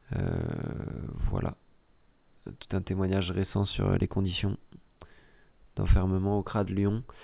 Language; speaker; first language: French; native; French